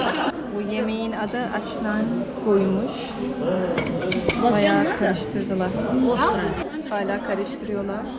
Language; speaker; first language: Turkish; early bilingual, heritage; Turkish